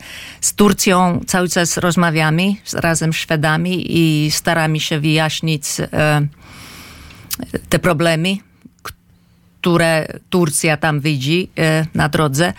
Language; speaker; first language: Polish; non-native, fluent; Finnish